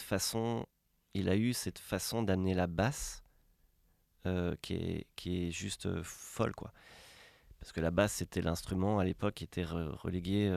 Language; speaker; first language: French; native; French